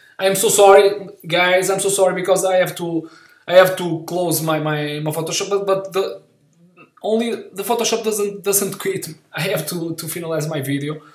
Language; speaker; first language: English; non-native, learner; Portuguese